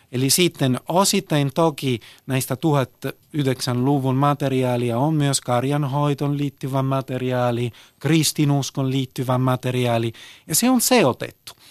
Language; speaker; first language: Finnish; early bilingual, heritage; Italian